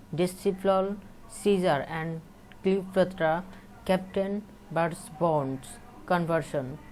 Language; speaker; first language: English; non-native, local second language; Bangla